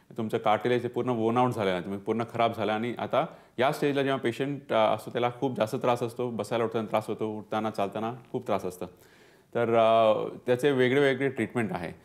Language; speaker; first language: Marathi; non-native, local second language; Punjabi